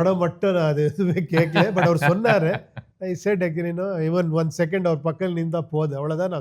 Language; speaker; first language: Tamil; non-native, learner; Kannada